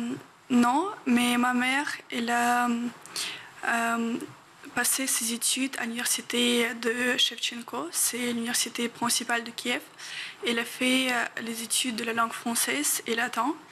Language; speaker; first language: French; non-native, fluent; Ukrainian